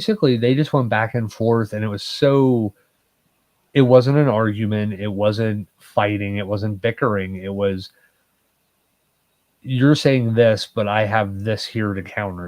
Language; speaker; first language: English; native; English